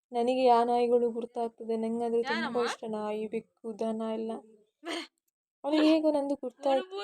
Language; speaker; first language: Kannada; native; Kannada